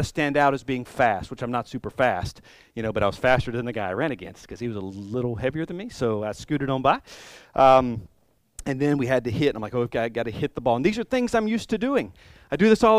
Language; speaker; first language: English; native; English